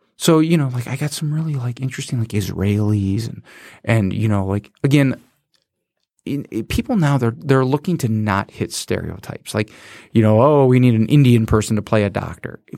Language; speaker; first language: English; native; English